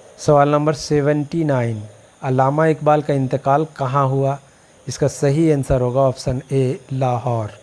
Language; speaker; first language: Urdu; native; Urdu